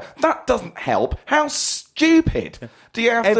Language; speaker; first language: English; native; English